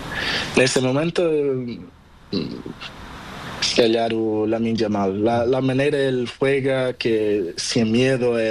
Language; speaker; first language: Spanish; non-native, learner; Portuguese